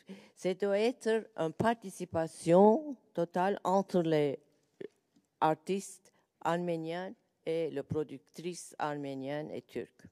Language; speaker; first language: French; non-native, learner; Turkish